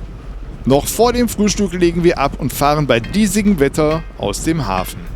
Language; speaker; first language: German; native; German